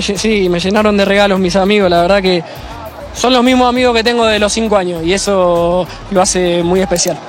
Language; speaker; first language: Spanish; native; Spanish